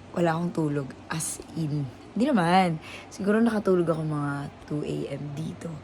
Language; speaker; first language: Filipino; native; Filipino